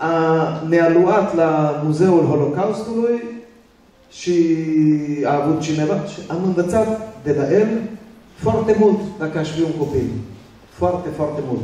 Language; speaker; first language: Romanian; early bilingual, other home language; Hebrew